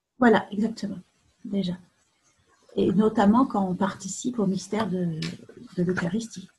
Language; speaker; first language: French; native; French